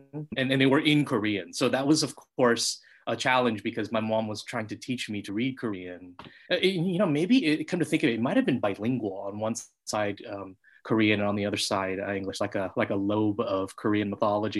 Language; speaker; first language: English; native; English